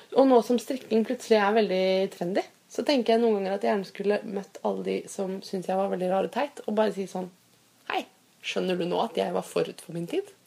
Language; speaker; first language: Norwegian; native; Norwegian